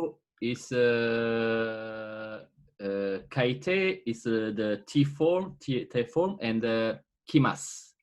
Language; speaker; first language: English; non-native, learner; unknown